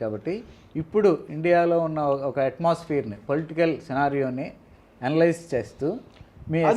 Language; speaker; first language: Telugu; native; Telugu